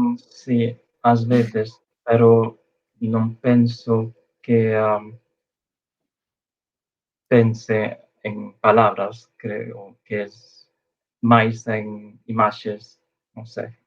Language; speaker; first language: Galician; non-native, fluent; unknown